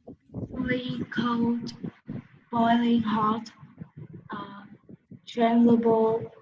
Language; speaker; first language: English; non-native, learner; Vietnamese